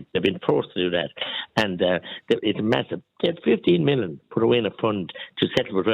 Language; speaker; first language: English; native; English